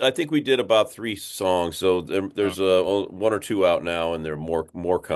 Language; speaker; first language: English; native; English